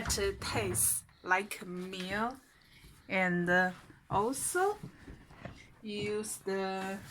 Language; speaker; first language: English; non-native, learner; Chinese